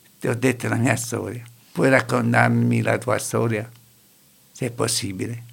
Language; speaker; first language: Italian; non-native, learner; Arabic